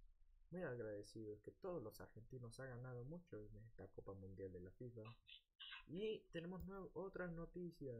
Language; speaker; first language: Spanish; early bilingual, heritage; Spanish